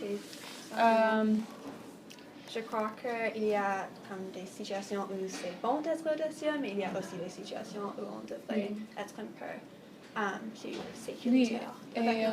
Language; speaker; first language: French; non-native, fluent; English